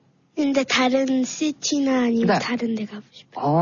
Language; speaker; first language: Korean; early bilingual, heritage; Korean